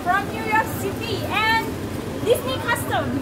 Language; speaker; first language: English; non-native, learner; Indonesian